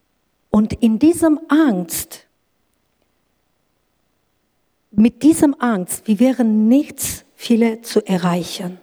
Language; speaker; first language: German; non-native, learner; Kurdish